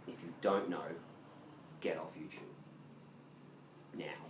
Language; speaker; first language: English; native; English